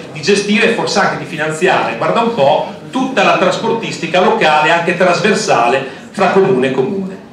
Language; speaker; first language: Italian; native; Italian